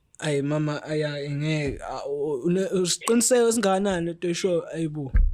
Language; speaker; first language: Zulu; native; Zulu